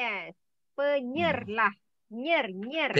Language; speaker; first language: Malay; native; Malay